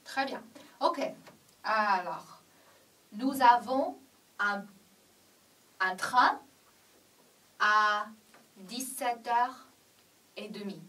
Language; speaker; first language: French; non-native, learner; Chinese